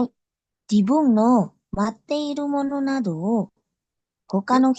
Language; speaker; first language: Japanese; non-native, learner; Indonesian